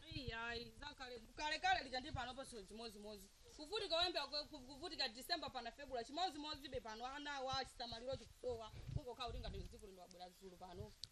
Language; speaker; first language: Nyanja; non-native, local second language; Yao